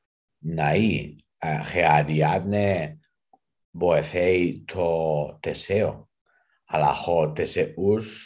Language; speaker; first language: Greek; non-native, fluent; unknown